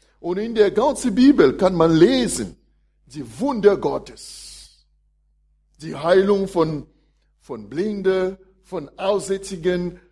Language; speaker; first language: German; non-native, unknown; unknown